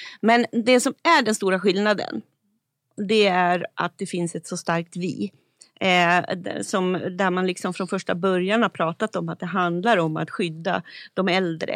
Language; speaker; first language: Swedish; native; Swedish